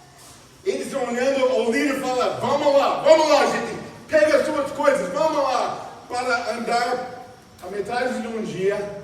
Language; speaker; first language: Portuguese; non-native, fluent; English